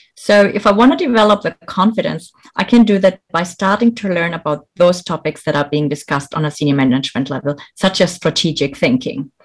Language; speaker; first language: English; non-native, fluent; German